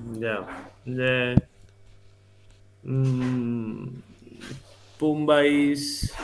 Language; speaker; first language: English; non-native, learner; Spanish